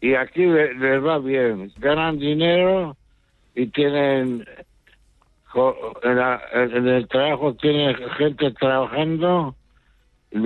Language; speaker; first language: Spanish; non-native, local second language; Basque